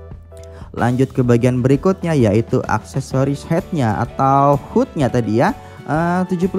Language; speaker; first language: Indonesian; native; Indonesian